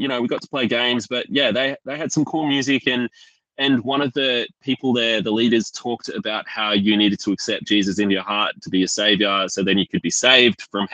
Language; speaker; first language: English; native; English